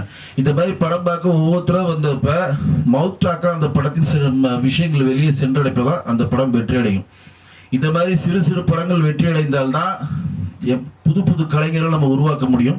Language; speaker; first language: Tamil; native; Tamil